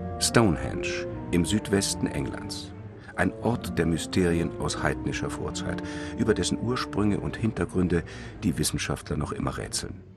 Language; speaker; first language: German; native; German